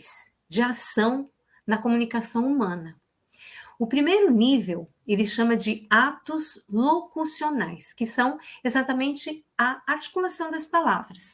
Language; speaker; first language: Portuguese; native; Portuguese